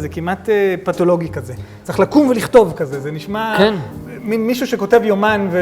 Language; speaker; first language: Hebrew; native; Hebrew